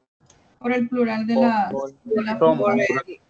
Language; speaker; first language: Spanish; native; Spanish